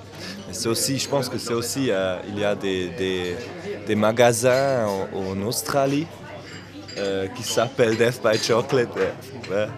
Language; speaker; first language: French; non-native, local second language; German